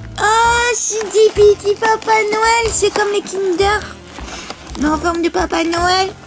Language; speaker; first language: French; native; French